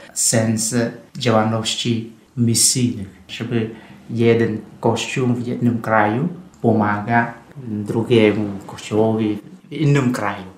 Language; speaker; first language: Polish; non-native, fluent; Vietnamese